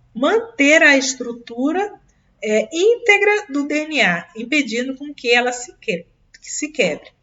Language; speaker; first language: Portuguese; native; Portuguese